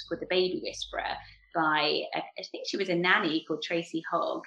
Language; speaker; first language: English; native; English